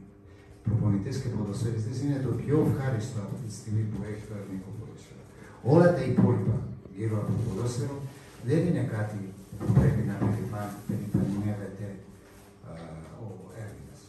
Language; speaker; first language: Greek; non-native, fluent; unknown